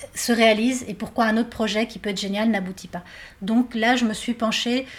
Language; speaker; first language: French; non-native, fluent; Spanish